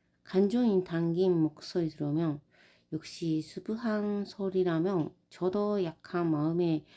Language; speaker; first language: Korean; non-native, learner; Japanese